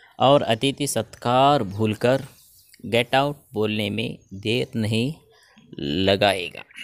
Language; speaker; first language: Hindi; non-native, local second language; Kannada